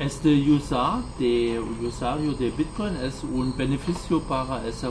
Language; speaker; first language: Spanish; non-native, learner; German